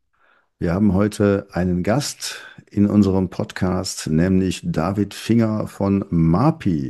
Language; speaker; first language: German; native; German